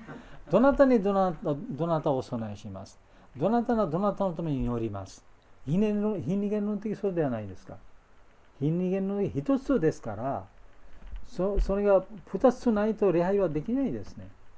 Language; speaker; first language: Japanese; non-native, fluent; Bangla